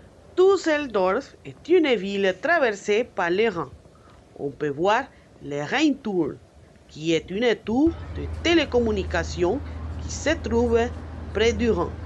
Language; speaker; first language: French; non-native, learner; Spanish